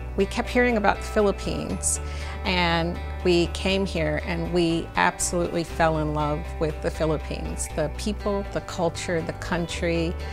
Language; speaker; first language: English; native; English